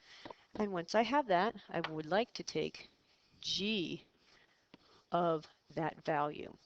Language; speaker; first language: English; native; English